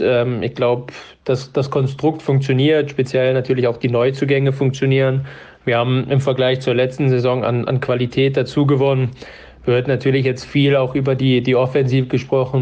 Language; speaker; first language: German; native; German